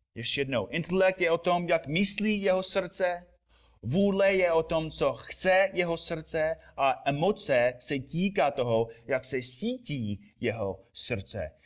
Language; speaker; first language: Czech; non-native, fluent; English